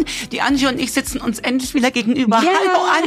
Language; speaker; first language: German; native; German